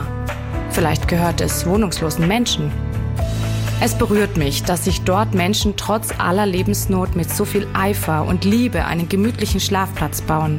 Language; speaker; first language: German; native; German